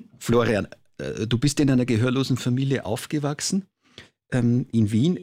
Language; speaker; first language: German; native; German